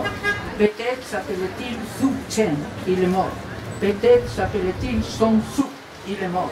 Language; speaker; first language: French; non-native, fluent; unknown